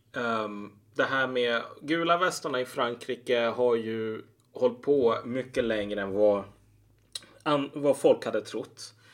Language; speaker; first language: Swedish; native; Swedish